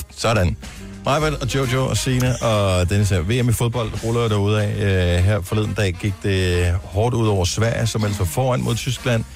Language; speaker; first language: Danish; native; Danish